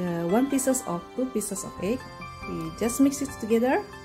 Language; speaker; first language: English; non-native, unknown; Indonesian